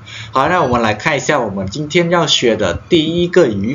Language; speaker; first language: Chinese; non-native, fluent; Khmer